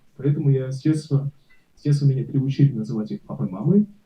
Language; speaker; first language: Russian; non-native, local second language; Kazakh